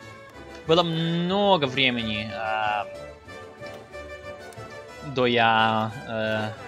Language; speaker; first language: Russian; non-native, learner; English